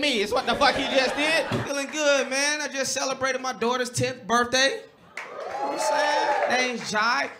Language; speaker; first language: English; native; English